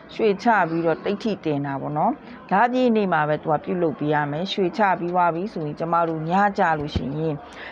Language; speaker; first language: Burmese; native; Burmese